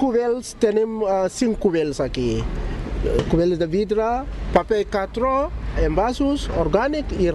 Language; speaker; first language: Catalan; non-native, learner; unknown